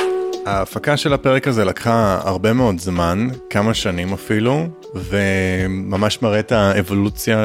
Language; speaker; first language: Hebrew; native; Hebrew